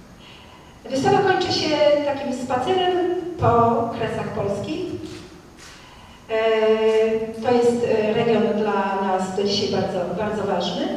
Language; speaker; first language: Polish; native; Polish